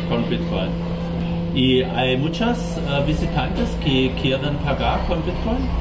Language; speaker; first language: Spanish; non-native, learner; German